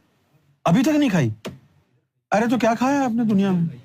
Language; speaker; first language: Urdu; native; Urdu